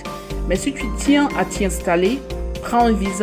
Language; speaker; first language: French; native; French